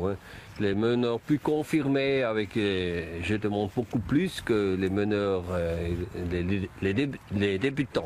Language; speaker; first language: French; non-native, local second language; German